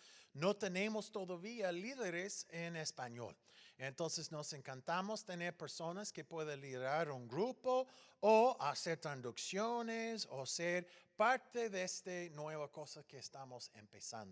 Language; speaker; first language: Spanish; non-native, fluent; English